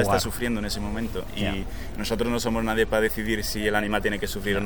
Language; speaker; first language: Spanish; native; Spanish